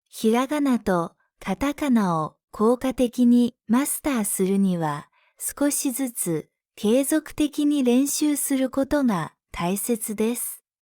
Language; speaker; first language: Japanese; native; Japanese